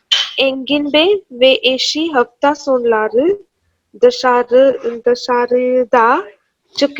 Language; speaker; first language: Turkish; non-native, learner; Urdu